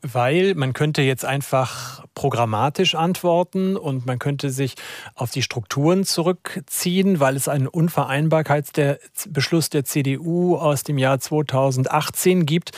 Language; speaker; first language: German; native; German